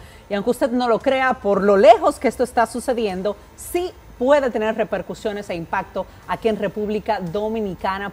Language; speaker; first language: Spanish; native; Spanish